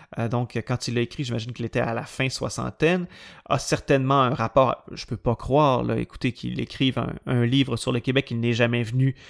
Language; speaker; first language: French; native; French